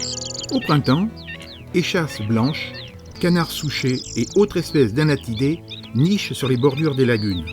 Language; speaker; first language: French; native; French